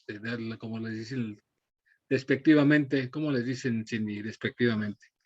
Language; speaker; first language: Spanish; native; Spanish